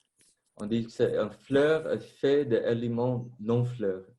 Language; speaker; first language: French; non-native, fluent; Vietnamese